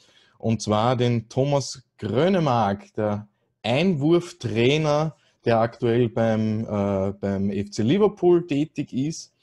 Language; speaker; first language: German; native; German